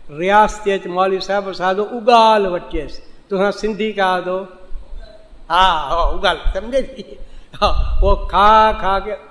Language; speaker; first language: Urdu; non-native, local second language; Saraiki